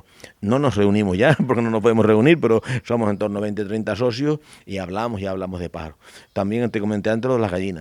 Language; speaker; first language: Spanish; native; Spanish